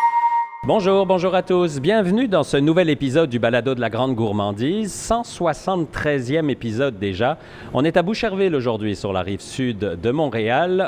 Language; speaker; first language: French; native; French